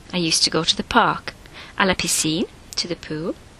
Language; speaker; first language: English; native; English